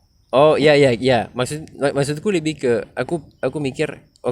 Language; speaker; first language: Indonesian; non-native, fluent; French